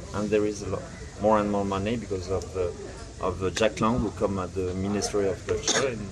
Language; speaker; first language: English; non-native, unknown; French